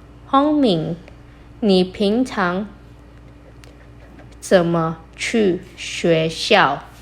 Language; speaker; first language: Chinese; non-native, fluent; Indonesian